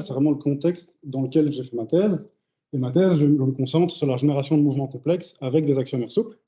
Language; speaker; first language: French; native; French